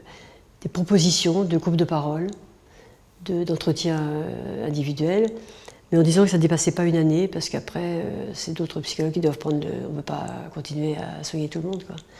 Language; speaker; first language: French; native; French